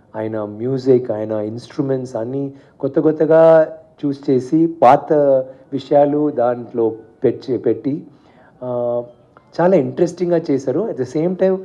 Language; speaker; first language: Telugu; non-native, learner; Tamil